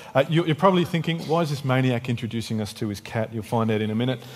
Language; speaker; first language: English; native; English